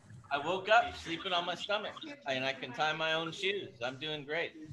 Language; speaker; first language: English; native; English